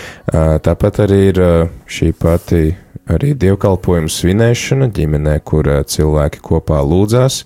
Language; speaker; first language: Latvian; native; Latvian